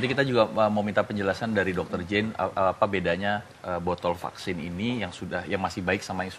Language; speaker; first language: Indonesian; native; Indonesian